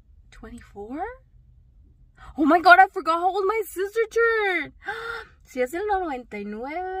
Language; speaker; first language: English; early bilingual, other home language; Spanish